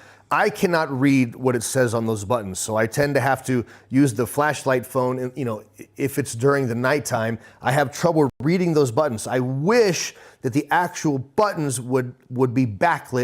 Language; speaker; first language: English; native; English